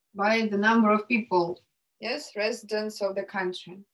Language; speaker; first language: English; non-native, fluent; Russian